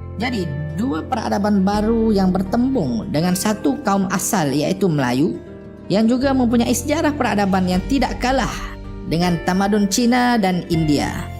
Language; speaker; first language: Malay; native; Malay